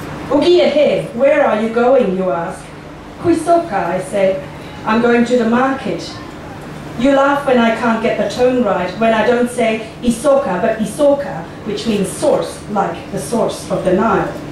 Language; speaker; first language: English; non-native, fluent; Dutch